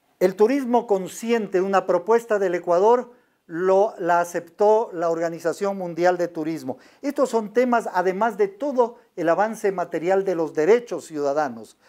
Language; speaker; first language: Spanish; native; Spanish